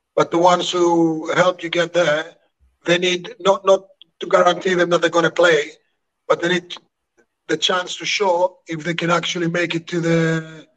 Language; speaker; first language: English; non-native, fluent; Greek